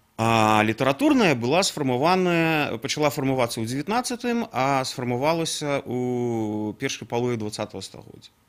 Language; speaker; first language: Belarusian; non-native, local second language; Russian